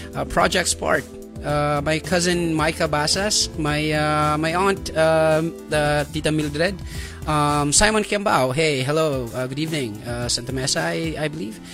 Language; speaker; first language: English; non-native, local second language; Waray